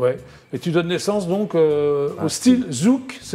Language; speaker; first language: French; native; French